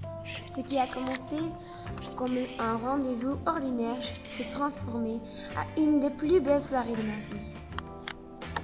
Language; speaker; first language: French; non-native, learner; Dutch